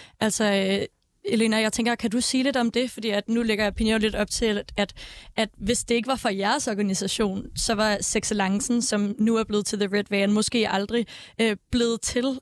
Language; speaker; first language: Danish; native; Danish